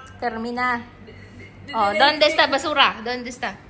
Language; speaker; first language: Spanish; non-native, learner; Filipino